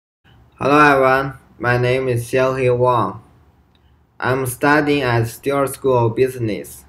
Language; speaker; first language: English; non-native, learner; Chinese